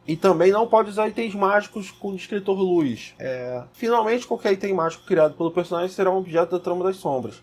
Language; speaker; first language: Portuguese; native; Portuguese